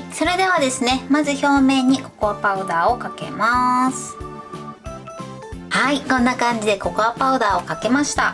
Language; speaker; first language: Japanese; native; Japanese